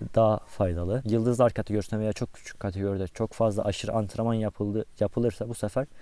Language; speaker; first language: Turkish; native; Turkish